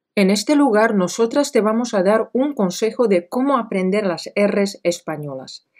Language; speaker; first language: Spanish; non-native, fluent; Czech